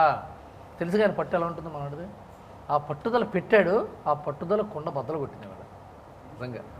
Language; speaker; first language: Telugu; native; Telugu